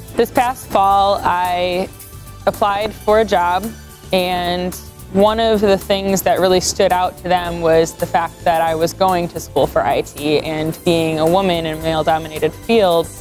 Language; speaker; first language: English; native; English